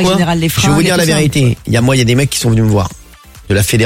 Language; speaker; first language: French; native; French